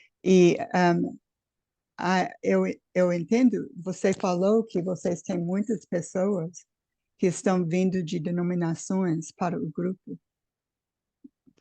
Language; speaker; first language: Portuguese; non-native, fluent; English